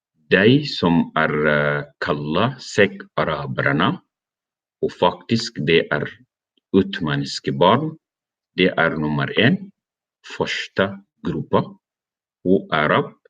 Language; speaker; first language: Norwegian; non-native, learner; Arabic